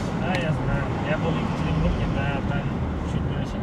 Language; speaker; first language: Russian; non-native, local second language; Uzbek